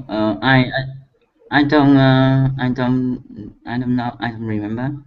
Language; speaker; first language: English; non-native, learner; Vietnamese